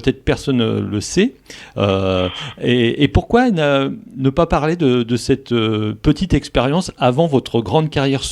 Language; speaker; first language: French; native; French